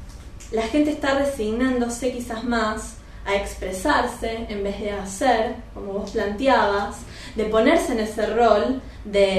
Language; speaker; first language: Spanish; native; Spanish